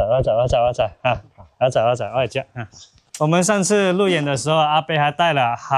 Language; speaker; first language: Chinese; native; Chinese